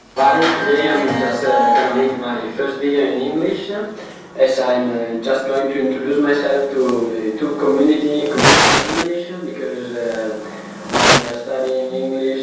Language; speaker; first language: English; non-native, learner; Italian